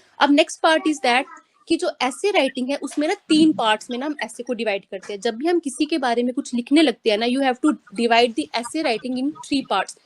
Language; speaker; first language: Hindi; native; Hindi